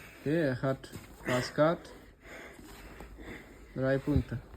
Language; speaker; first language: German; non-native, learner; Ukrainian